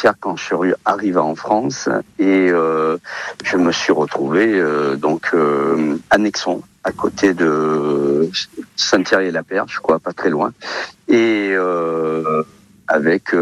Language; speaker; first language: French; early bilingual, other home language; Portuguese